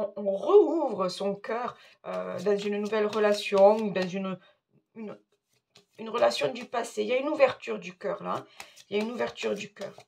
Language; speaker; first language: French; native; French